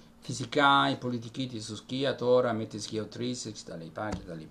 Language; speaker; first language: Greek; non-native, fluent; Italian